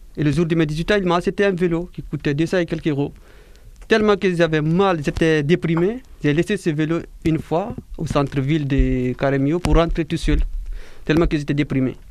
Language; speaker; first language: French; non-native, fluent; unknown